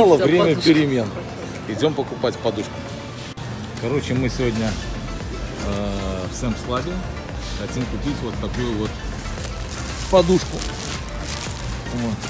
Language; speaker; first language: Russian; native; Russian